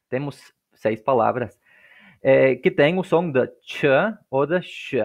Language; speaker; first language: Portuguese; non-native, fluent; English